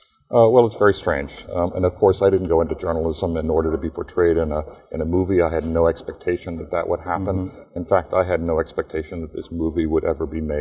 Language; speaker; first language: English; native; English